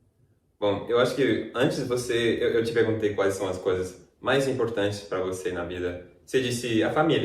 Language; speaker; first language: Portuguese; non-native, fluent; English